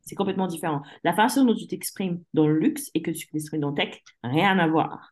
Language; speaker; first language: French; early bilingual, other home language; English